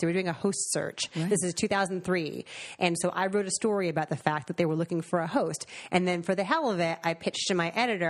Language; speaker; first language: English; native; English